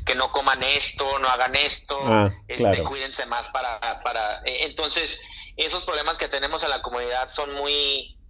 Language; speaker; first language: Spanish; early bilingual, heritage; Spanish